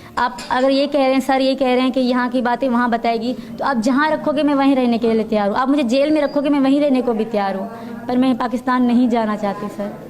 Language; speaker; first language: Urdu; non-native, local second language; Sindhi